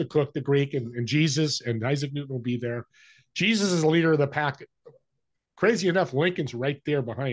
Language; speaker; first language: English; native; English